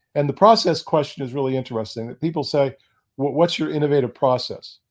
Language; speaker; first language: English; native; English